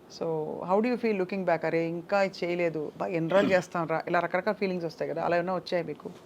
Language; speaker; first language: Telugu; native; Telugu